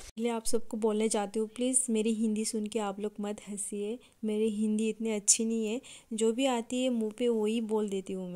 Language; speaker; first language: Hindi; non-native, local second language; Kok Borok